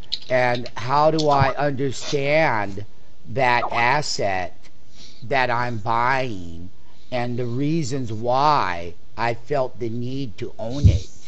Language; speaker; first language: English; native; English